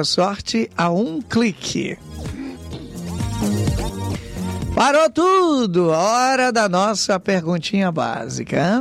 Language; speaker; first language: Portuguese; native; Portuguese